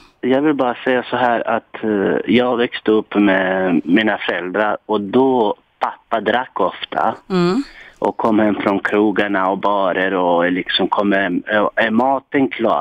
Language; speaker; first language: Swedish; non-native, learner; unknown